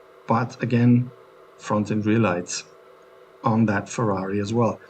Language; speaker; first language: English; non-native, fluent; German